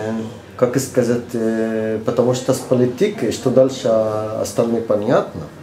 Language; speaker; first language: Russian; non-native, learner; Arabic